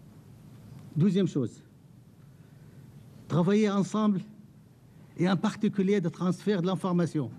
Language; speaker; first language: French; non-native, fluent; Arabic